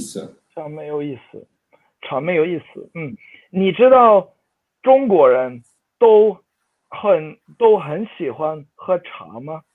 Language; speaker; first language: Chinese; non-native, fluent; Swedish